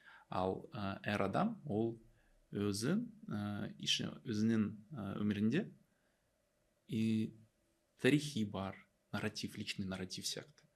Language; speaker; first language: Kazakh; non-native, learner; Russian